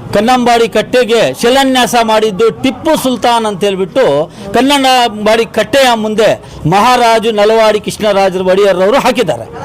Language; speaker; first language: Kannada; non-native, local second language; Urdu